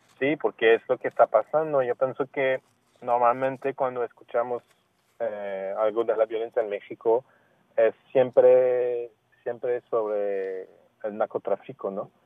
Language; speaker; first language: Spanish; non-native, fluent; French